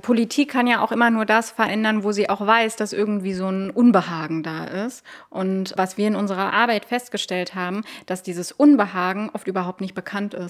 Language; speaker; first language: German; native; German